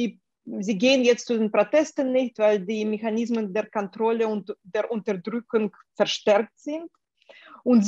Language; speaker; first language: German; non-native, fluent; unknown